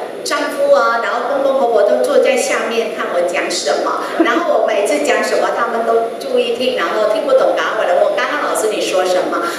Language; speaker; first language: Chinese; non-native, fluent; Vietnamese